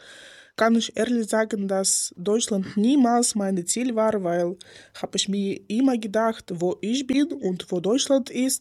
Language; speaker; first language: German; non-native, learner; Ukrainian